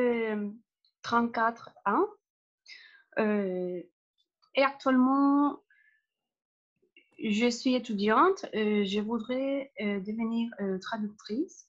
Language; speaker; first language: French; non-native, fluent; Spanish